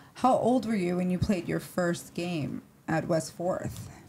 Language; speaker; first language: English; native; English